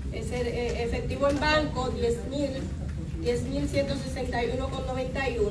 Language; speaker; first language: Spanish; native; Spanish